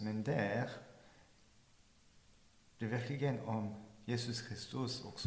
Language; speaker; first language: Swedish; non-native, fluent; French